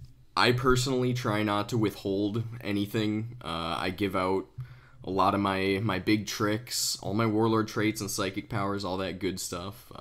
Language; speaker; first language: English; native; English